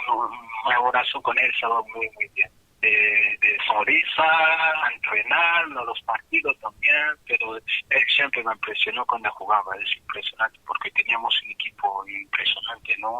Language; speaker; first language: Spanish; non-native, fluent; French